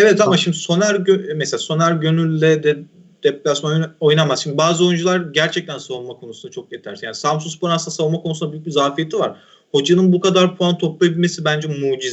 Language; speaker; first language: Turkish; native; Turkish